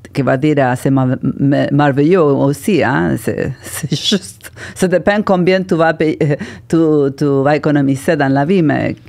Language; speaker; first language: French; non-native, learner; Spanish